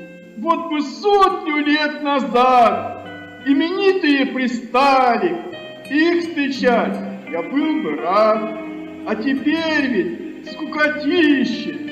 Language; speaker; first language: Russian; native; Russian